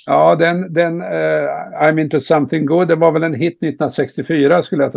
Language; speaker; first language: Swedish; native; Swedish